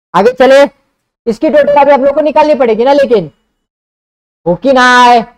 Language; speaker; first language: Hindi; non-native, local second language; Marathi